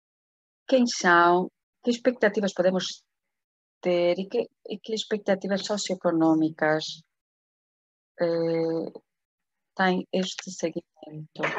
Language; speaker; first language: Spanish; non-native, fluent; Portuguese